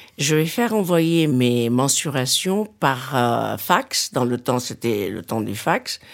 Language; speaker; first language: French; non-native, local second language; Arabic